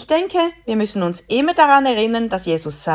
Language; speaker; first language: German; native; German